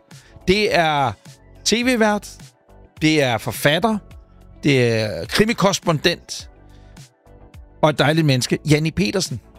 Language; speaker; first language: Danish; native; Danish